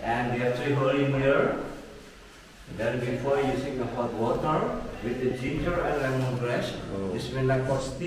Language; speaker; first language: English; non-native, learner; Indonesian